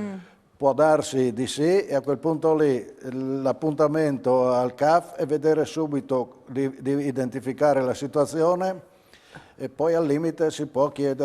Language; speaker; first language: Italian; native; Italian